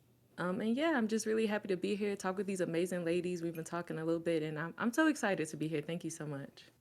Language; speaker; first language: English; native; English